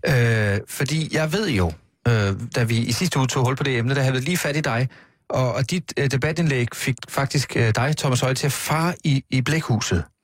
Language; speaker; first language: Danish; native; Danish